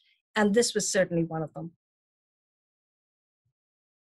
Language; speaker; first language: English; non-native, local second language; Tamil